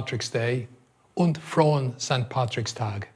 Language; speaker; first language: German; non-native, fluent; English